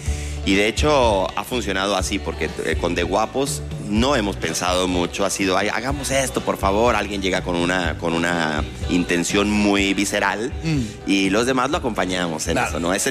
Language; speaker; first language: Spanish; native; Spanish